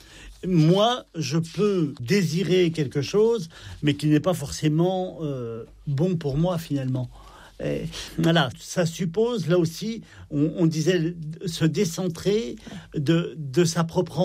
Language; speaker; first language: French; native; French